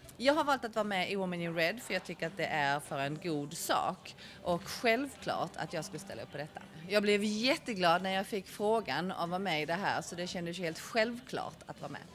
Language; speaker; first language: Swedish; early bilingual, other home language; Korean